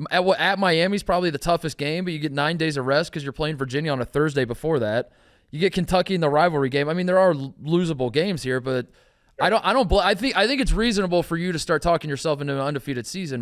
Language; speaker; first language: English; native; English